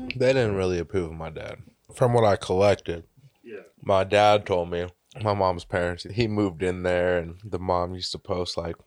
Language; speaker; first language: English; native; English